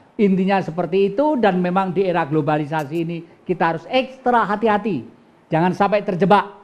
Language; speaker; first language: Indonesian; non-native, local second language; Javanese